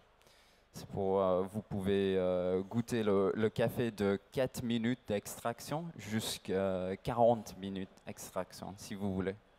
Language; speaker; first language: French; non-native, learner; English